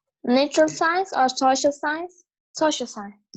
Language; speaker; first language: English; non-native, learner; Turkish